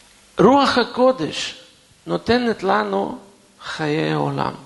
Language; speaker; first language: Hebrew; non-native, fluent; Russian